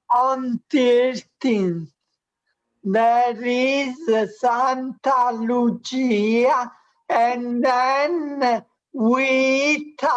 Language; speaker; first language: English; non-native, learner; Italian